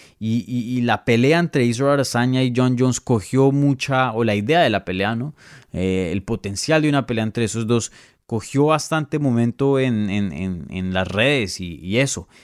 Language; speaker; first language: Spanish; native; Spanish